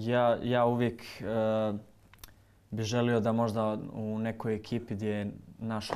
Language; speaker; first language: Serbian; early bilingual, heritage; Croatian